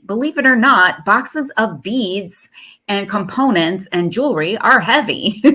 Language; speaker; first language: English; native; English